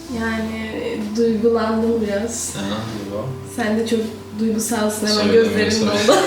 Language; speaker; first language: Turkish; native; Turkish